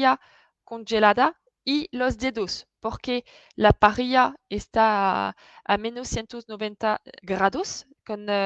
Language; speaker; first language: Spanish; non-native, fluent; French